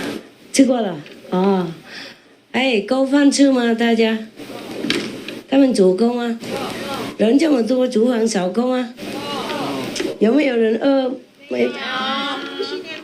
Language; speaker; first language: Chinese; non-native, fluent; Vietnamese